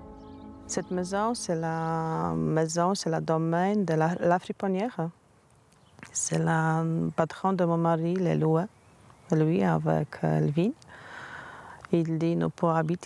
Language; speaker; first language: French; non-native, learner; Polish